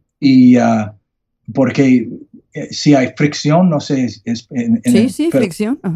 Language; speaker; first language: Spanish; non-native, learner; English